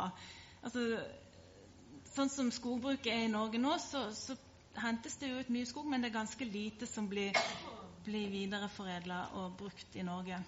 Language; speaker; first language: Norwegian; native; Norwegian